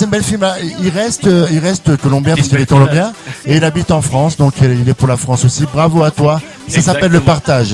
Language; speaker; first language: French; native; French